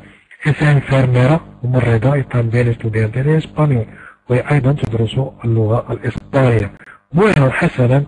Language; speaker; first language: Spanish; non-native, fluent; Arabic